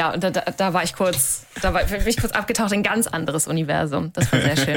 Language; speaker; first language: German; native; German